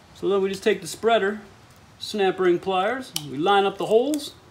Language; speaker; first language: English; native; English